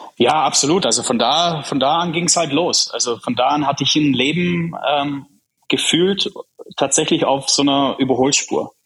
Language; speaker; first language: German; early bilingual, other home language; Czech